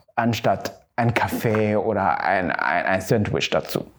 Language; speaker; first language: German; non-native, fluent; Chinese